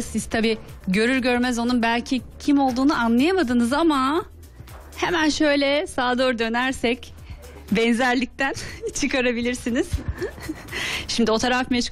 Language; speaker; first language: Turkish; native; Turkish